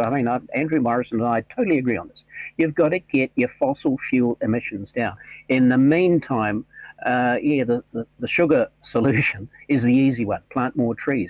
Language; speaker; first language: English; native; English